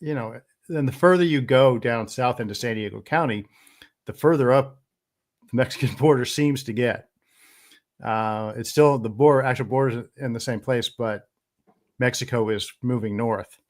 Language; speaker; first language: English; native; English